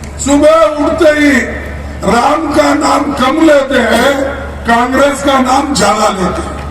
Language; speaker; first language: Hindi; non-native, local second language; Kannada